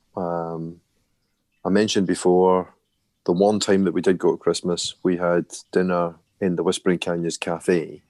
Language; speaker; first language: English; native; English